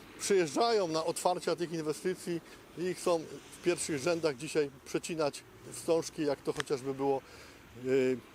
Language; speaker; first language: Polish; native; Polish